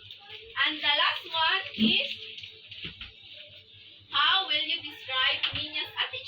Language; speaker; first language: English; non-native, local second language; Cebuano